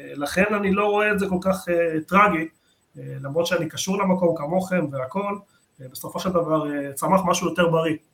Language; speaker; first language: Hebrew; early bilingual, other home language; Spanish